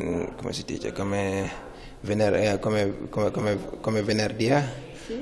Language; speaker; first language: Italian; non-native, learner; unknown